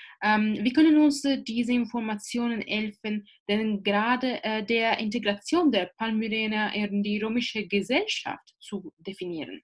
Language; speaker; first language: German; non-native, fluent; Italian